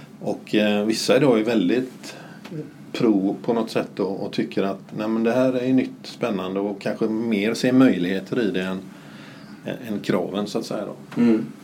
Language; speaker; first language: Swedish; native; Swedish